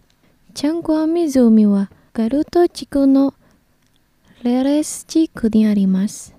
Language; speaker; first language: Japanese; non-native, fluent; Indonesian